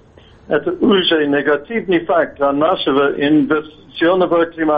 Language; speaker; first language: Russian; non-native, fluent; English